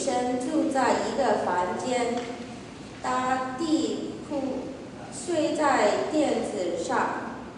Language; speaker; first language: Chinese; early bilingual, heritage; Chinese